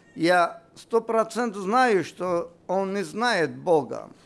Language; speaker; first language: Russian; non-native, local second language; Armenian